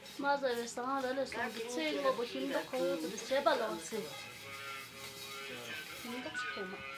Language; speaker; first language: Chinese; non-native, local second language; Tibetan